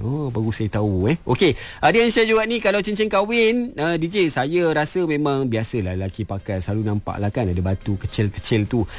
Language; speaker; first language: Malay; native; Malay